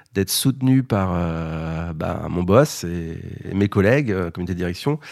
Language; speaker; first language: French; native; French